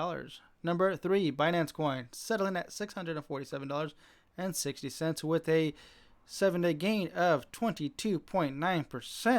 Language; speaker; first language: English; native; English